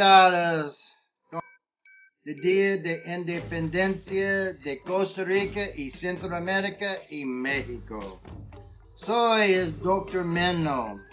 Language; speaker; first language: Spanish; non-native, learner; English